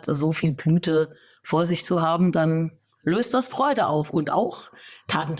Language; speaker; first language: German; native; German